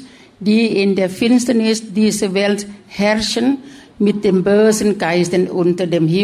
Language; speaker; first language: German; non-native, learner; Thai